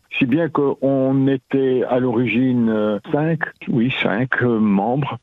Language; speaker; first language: French; native; French